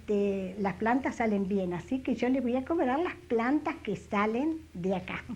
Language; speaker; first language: Spanish; native; Spanish